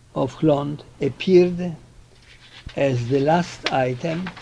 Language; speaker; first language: English; non-native, fluent; Polish